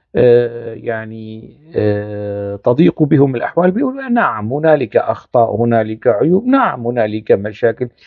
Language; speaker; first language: Arabic; non-native, local second language; Kurdish